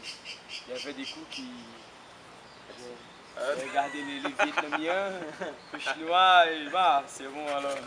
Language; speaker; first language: French; non-native, fluent; Portuguese